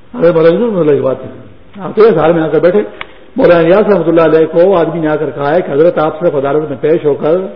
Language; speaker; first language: Urdu; non-native, local second language; Pashto